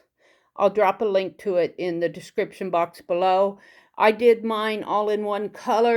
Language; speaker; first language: English; native; English